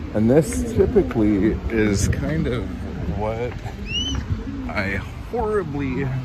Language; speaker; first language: English; native; English